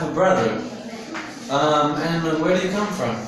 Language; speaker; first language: English; non-native, learner; Vietnamese